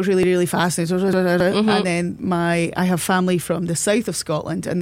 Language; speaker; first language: English; native; English